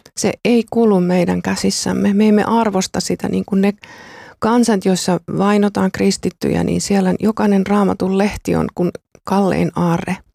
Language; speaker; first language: Finnish; native; Finnish